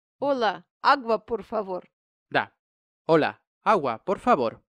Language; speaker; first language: Spanish; non-native, fluent; Russian